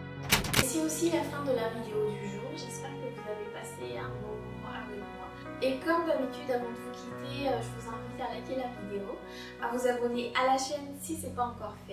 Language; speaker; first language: French; native; French